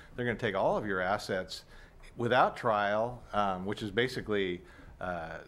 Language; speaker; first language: English; native; English